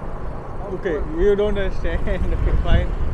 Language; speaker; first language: English; non-native, local second language; Hindi